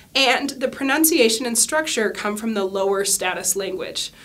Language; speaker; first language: English; native; English